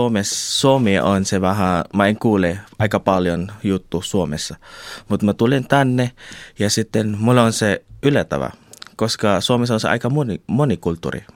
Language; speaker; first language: Finnish; non-native, learner; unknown